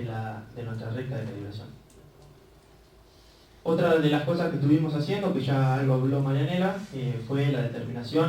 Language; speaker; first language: Spanish; native; Spanish